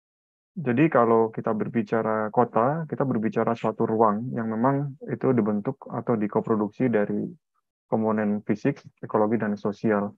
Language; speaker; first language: Indonesian; native; Indonesian